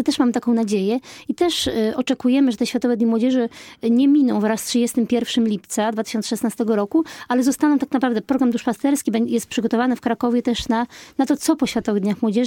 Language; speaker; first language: Polish; native; Polish